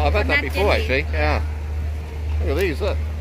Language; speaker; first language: English; native; English